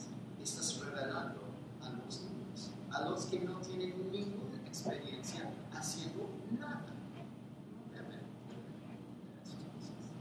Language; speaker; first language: Spanish; non-native, fluent; English